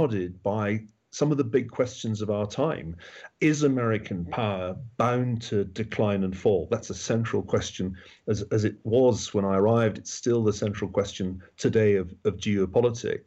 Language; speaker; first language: English; native; English